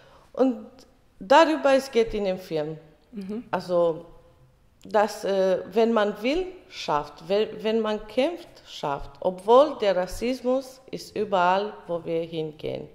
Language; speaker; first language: German; early bilingual, other home language; Romany